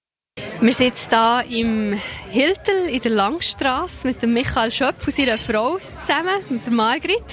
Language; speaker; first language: German; native; German